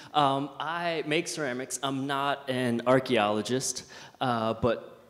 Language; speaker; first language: English; native; English